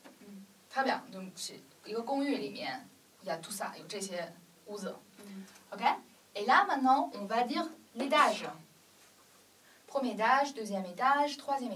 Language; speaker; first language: French; non-native, fluent; Chinese